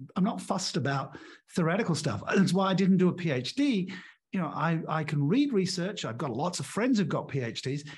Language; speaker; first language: English; native; English